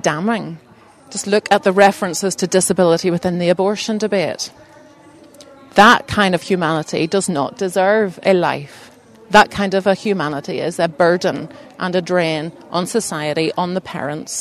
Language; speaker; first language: English; native; English